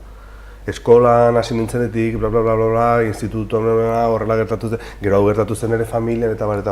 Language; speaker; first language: Basque; non-native, local second language; Spanish